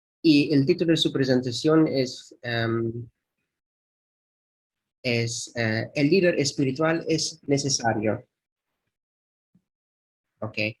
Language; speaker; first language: Spanish; non-native, fluent; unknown